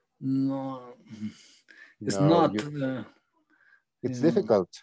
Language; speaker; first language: English; non-native, learner; Spanish